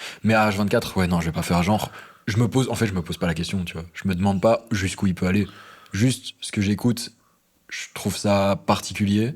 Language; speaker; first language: French; native; French